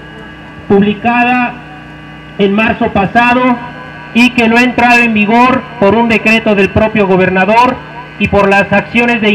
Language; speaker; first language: Spanish; native; Spanish